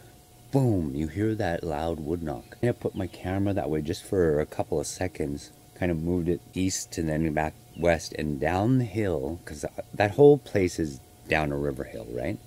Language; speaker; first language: English; native; English